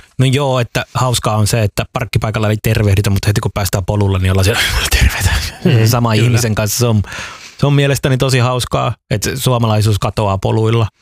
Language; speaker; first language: Finnish; early bilingual, other home language; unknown